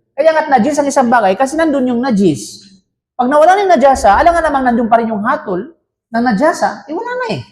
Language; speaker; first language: Filipino; non-native, local second language; Cebuano